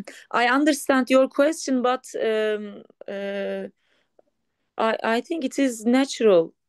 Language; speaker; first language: English; non-native, learner; Turkish